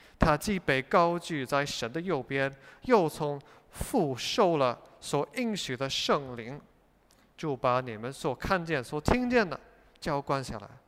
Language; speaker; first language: Chinese; non-native, fluent; English